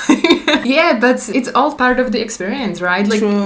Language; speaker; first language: English; non-native, fluent; Slovak